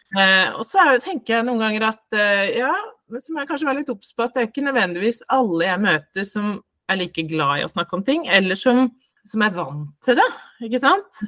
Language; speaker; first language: Norwegian; native; Norwegian